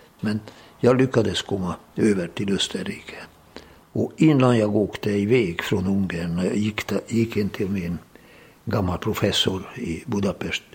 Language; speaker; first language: Swedish; non-native, fluent; Hungarian